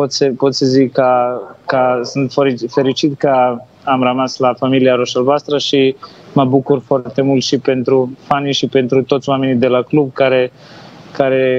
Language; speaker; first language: Romanian; non-native, fluent; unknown